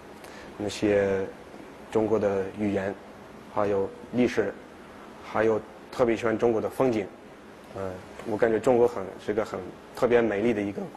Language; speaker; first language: Chinese; non-native, fluent; English